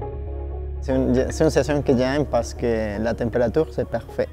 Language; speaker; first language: French; non-native, learner; Spanish